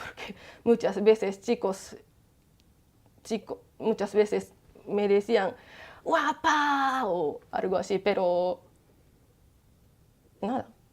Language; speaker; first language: Spanish; non-native, learner; Japanese